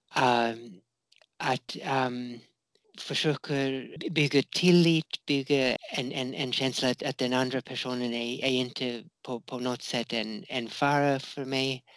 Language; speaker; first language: Swedish; non-native, fluent; English